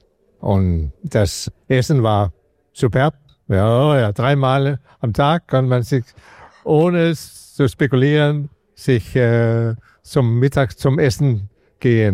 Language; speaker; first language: German; non-native, learner; Danish